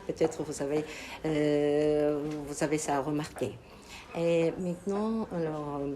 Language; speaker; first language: French; non-native, learner; Kazakh